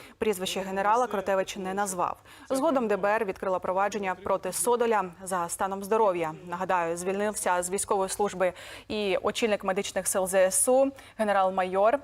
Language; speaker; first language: Ukrainian; native; Ukrainian